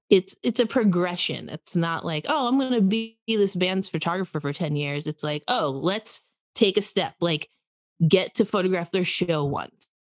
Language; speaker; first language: English; native; English